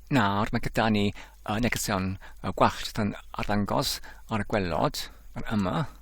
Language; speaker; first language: Welsh; non-native, learner; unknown